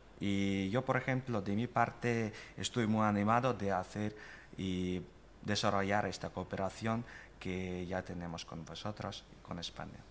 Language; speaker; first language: Spanish; non-native, fluent; Russian